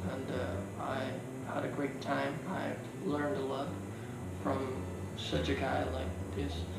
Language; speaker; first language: English; non-native, fluent; Spanish